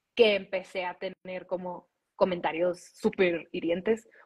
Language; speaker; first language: Spanish; early bilingual, heritage; Spanish